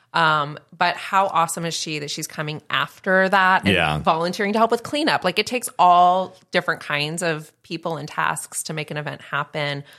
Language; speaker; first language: English; native; English